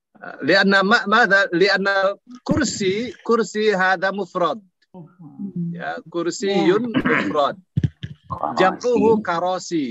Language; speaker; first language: Arabic; non-native, fluent; Indonesian